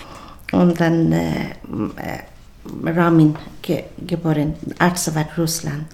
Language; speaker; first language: German; non-native, learner; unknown